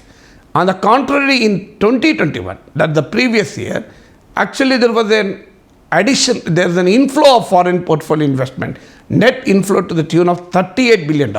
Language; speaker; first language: English; non-native, local second language; Telugu